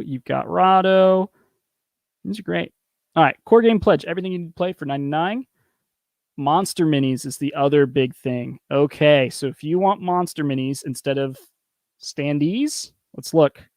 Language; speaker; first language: English; native; English